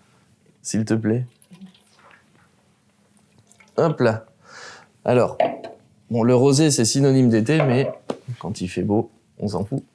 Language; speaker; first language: French; native; French